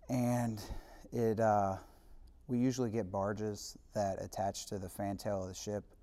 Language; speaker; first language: English; native; English